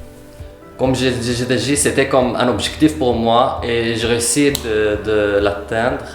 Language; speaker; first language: French; early bilingual, other home language; Arabic